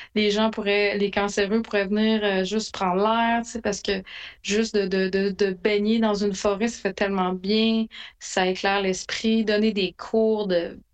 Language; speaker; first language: French; native; French